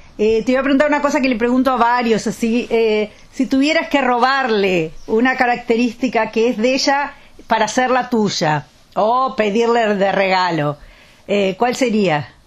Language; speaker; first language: Spanish; native; Spanish